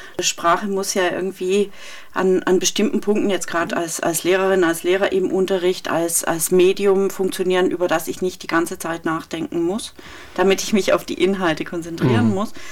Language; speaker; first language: German; native; German